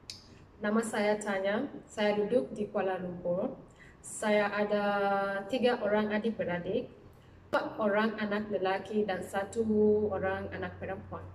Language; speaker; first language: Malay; non-native, learner; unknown